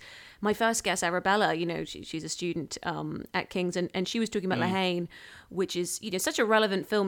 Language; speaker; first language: English; non-native, local second language; Cantonese